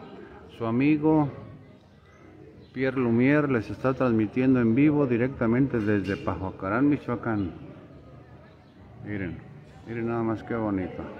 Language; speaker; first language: Spanish; native; Spanish